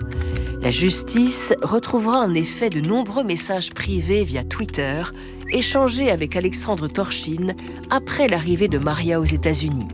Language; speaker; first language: French; native; French